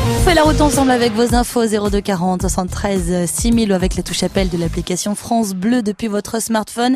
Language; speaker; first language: French; native; French